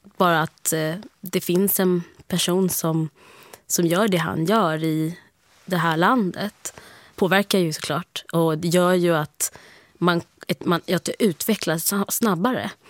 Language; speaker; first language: Swedish; early bilingual, heritage; Swedish